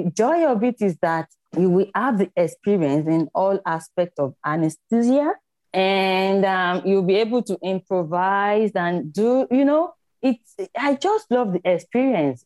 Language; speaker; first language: English; non-native, local second language; Yoruba